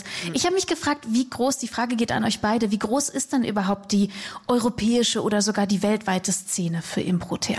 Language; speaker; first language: German; native; German